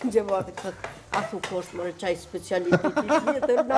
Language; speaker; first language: Albanian; native; Albanian